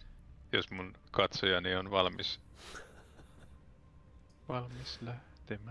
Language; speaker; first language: Finnish; native; Finnish